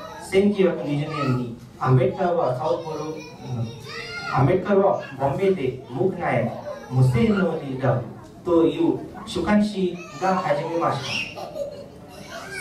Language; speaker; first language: Japanese; non-native, fluent; Marathi